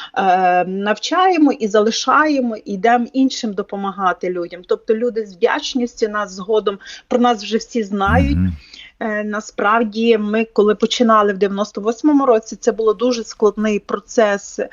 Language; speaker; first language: Ukrainian; native; Ukrainian